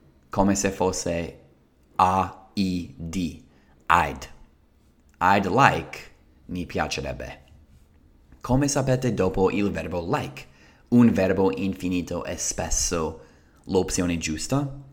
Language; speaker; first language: Italian; non-native, fluent; English